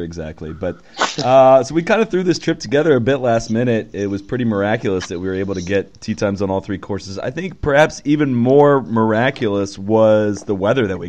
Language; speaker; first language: English; native; English